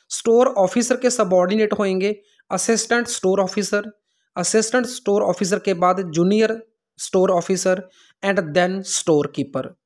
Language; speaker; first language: Hindi; non-native, local second language; Punjabi